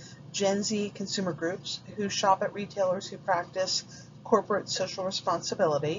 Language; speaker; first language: English; native; English